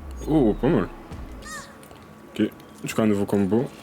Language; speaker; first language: French; native; French